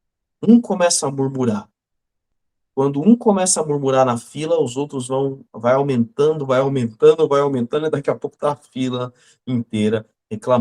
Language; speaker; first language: Portuguese; native; Portuguese